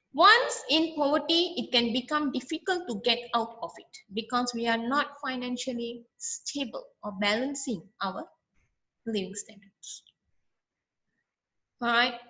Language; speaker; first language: English; non-native, local second language; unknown